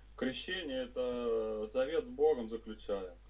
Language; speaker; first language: Russian; native; Russian